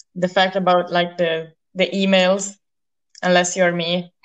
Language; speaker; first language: English; non-native, fluent; Italian